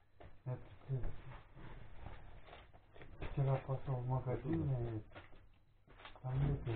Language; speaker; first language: Russian; native; Russian